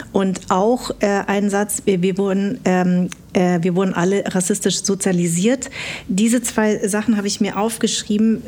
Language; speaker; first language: German; early bilingual, other home language; Vietnamese